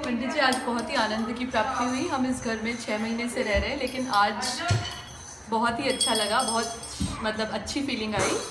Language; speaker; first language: Hindi; native; Hindi